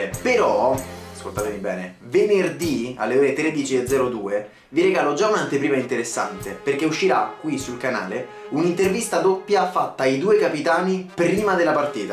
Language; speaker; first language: Italian; native; Italian